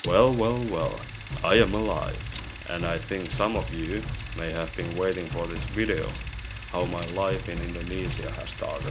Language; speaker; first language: English; non-native, fluent; Finnish